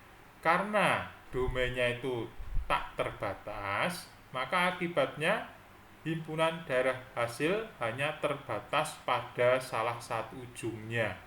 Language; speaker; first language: Indonesian; native; Indonesian